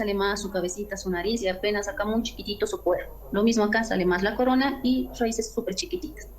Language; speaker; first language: Spanish; native; Spanish